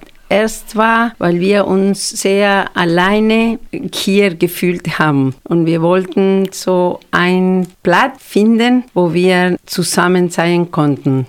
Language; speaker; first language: German; non-native, fluent; Spanish